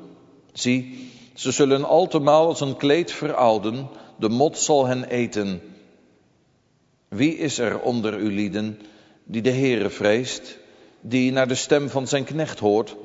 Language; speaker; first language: Dutch; native; Dutch